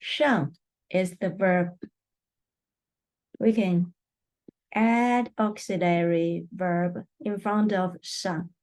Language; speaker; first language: English; non-native, fluent; Chinese